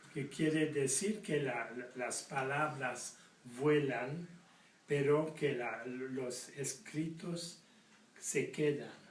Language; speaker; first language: Spanish; non-native, fluent; French